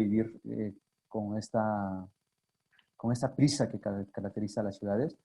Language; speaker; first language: Spanish; non-native, local second language; Zapotec